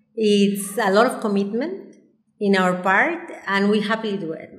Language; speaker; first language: English; non-native, fluent; Spanish